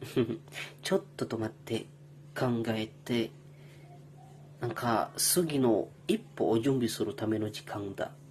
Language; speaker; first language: Japanese; non-native, learner; Indonesian